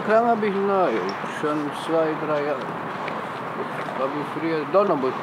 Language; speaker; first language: German; non-native, learner; Turkish